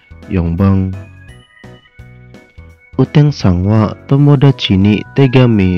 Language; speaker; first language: Japanese; non-native, fluent; Indonesian